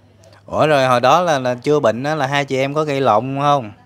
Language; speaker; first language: Vietnamese; native; Vietnamese